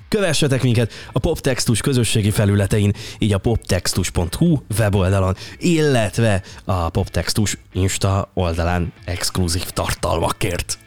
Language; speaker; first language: Hungarian; native; Hungarian